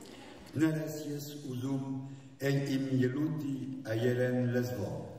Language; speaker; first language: Armenian; non-native, learner; French